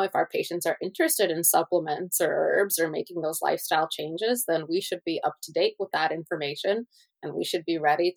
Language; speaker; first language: English; native; English